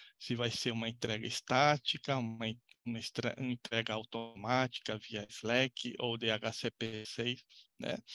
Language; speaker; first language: Portuguese; native; Portuguese